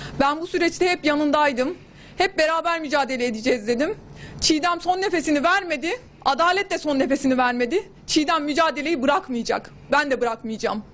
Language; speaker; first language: Turkish; native; Turkish